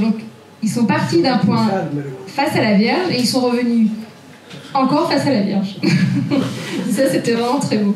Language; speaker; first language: French; native; French